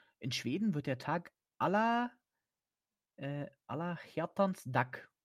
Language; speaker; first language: German; native; German